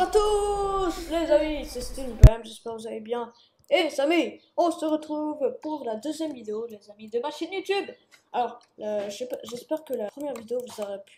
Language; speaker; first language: French; native; French